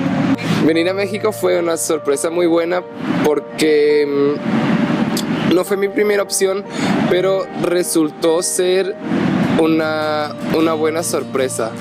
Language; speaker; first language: Spanish; non-native, learner; Portuguese